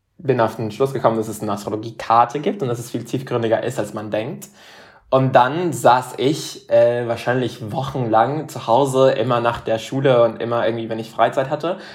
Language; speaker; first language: German; non-native, fluent; Spanish